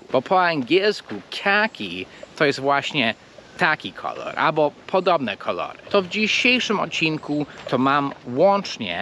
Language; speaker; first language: Polish; non-native, fluent; English